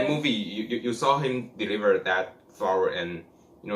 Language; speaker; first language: English; non-native, learner; Chinese